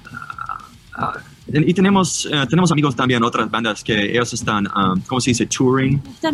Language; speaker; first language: Spanish; non-native, learner; English